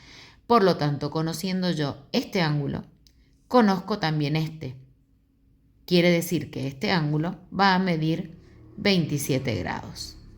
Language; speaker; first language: Spanish; native; Spanish